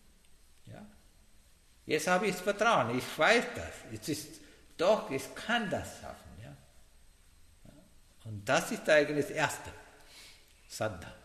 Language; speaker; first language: German; non-native, learner; Sinhala